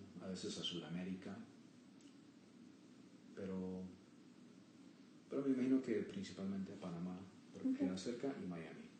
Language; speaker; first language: Spanish; early bilingual, heritage; Spanish